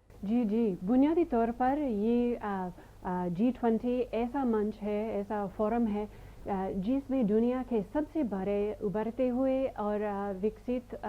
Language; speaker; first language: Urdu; non-native, fluent; English